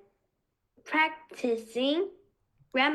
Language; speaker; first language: English; non-native, learner; Korean